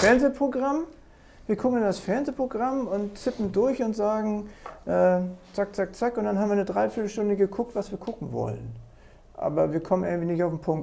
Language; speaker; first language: German; native; German